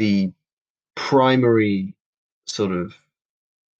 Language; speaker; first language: English; native; English